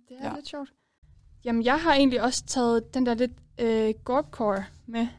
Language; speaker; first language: Danish; native; Danish